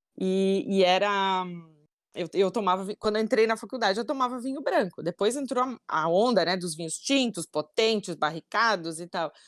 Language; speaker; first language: Portuguese; native; Portuguese